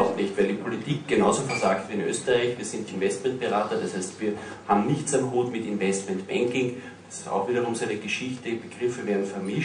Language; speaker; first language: German; native; German